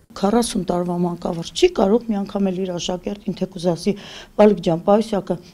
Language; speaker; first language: Armenian; native; Armenian